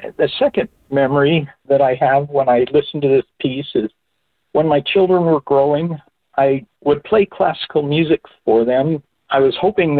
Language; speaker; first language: English; non-native, local second language; German